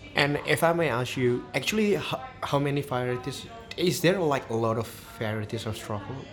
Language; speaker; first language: English; non-native, fluent; Indonesian